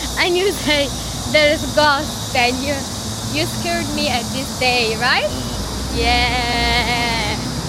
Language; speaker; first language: English; non-native, learner; Arabic